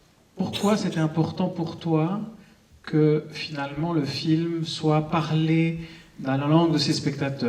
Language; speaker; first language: French; native; French